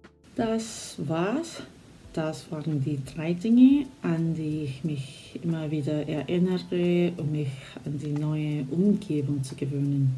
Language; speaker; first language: German; non-native, fluent; Korean